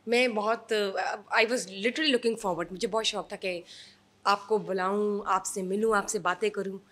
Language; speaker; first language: Urdu; native; Urdu